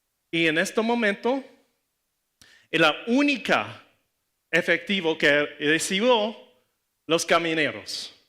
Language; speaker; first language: Spanish; non-native, learner; English